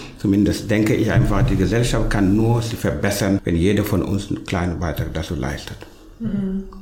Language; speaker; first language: German; non-native, fluent; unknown